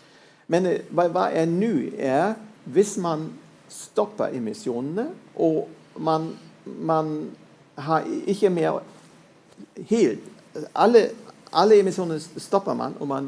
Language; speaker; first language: Norwegian; non-native, fluent; German